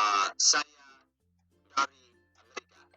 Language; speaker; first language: Indonesian; non-native, learner; English